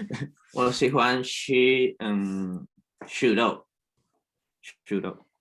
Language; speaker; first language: Chinese; non-native, learner; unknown